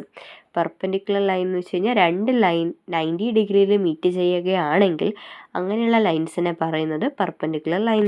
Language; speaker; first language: Malayalam; native; Malayalam